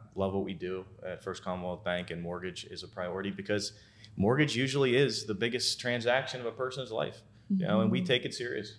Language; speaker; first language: English; native; English